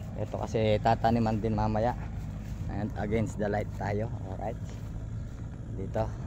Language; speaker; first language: Filipino; non-native, local second language; Pampanga